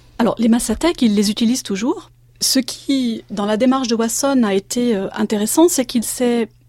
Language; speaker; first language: French; native; French